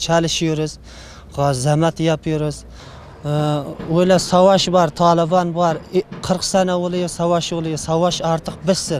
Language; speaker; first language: Turkish; non-native, learner; Uzbek